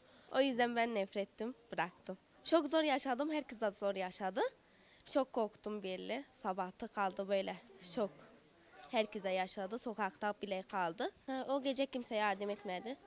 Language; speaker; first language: Turkish; early bilingual, other home language; Arabic